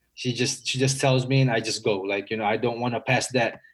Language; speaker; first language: English; non-native, local second language; Filipino